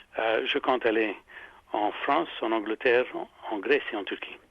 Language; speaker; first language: French; non-native, fluent; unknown